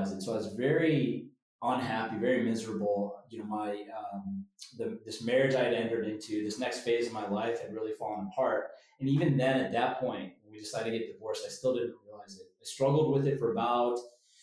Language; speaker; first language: English; native; English